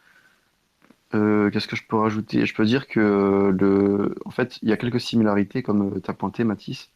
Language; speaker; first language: French; native; French